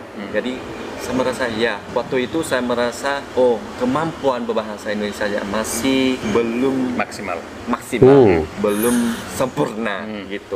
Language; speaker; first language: Indonesian; non-native, fluent; Vietnamese